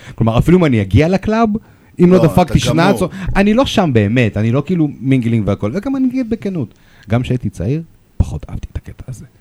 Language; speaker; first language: Hebrew; non-native, fluent; Russian